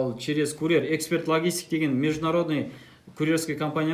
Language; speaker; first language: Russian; non-native, local second language; Kazakh